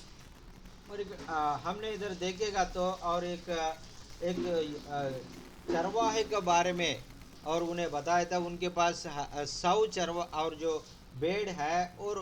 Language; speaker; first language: Hindi; non-native, local second language; Telugu